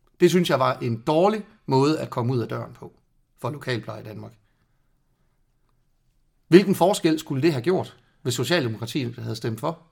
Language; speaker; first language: Danish; native; Danish